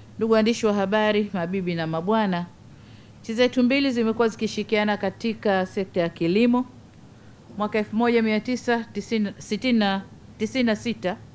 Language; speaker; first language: Swahili; native; Swahili